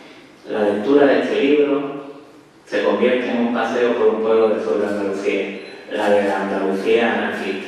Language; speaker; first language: Spanish; native; Spanish